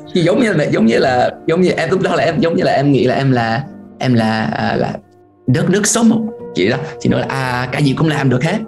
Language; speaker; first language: Vietnamese; non-native, fluent; English